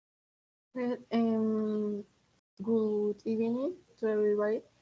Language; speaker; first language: English; non-native, learner; Spanish